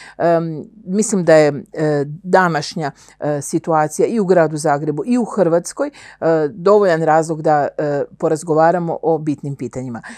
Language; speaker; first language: Croatian; native; Croatian